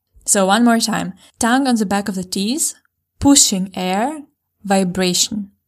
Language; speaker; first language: English; non-native, fluent; Ukrainian